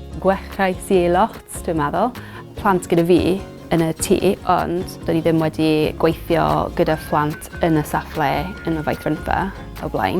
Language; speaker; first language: Welsh; non-native, learner; English